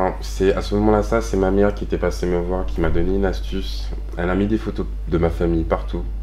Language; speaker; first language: French; native; French